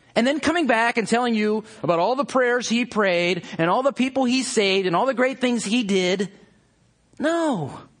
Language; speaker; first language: English; native; English